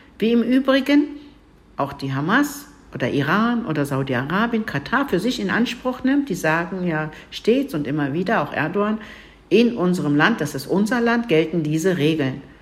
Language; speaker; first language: German; early bilingual, other home language; Turkish